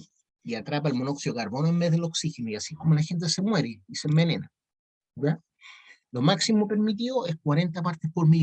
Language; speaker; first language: Spanish; native; Spanish